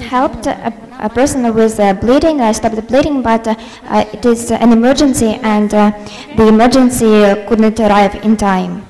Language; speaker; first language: English; non-native, fluent; Ukrainian